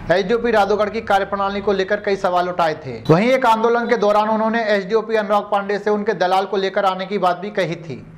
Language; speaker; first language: Hindi; native; Hindi